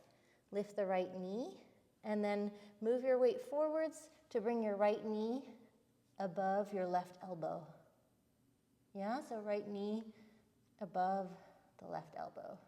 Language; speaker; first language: English; native; English